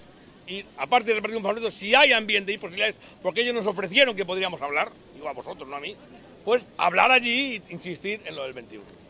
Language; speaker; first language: Spanish; native; Spanish